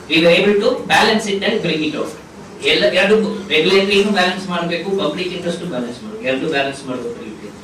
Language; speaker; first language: Kannada; non-native, local second language; Tamil